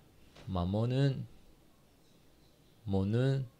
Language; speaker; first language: Korean; non-native, learner; Chinese